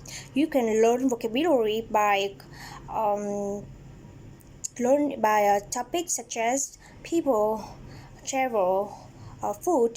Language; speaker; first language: English; non-native, learner; Vietnamese